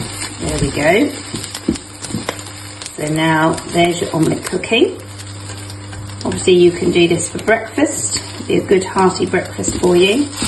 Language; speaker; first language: English; native; English